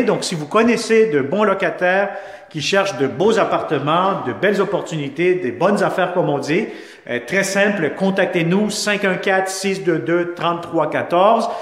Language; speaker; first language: French; native; French